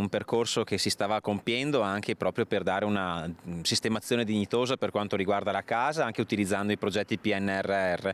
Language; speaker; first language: Italian; native; Italian